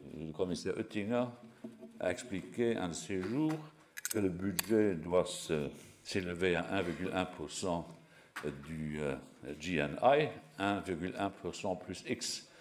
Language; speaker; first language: French; non-native, local second language; Luxembourgish